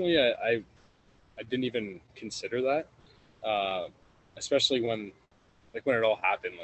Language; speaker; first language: English; native; English